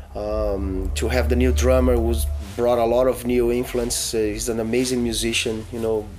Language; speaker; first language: English; non-native, fluent; Portuguese